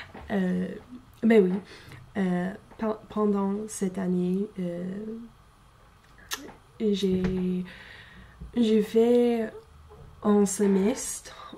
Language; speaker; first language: French; non-native, fluent; English